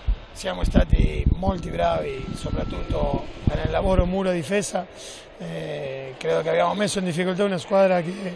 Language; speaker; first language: Italian; non-native, fluent; Spanish